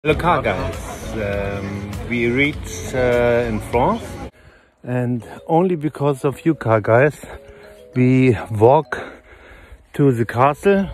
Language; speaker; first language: English; non-native, learner; German